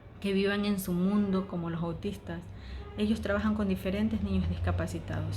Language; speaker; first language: Spanish; native; Spanish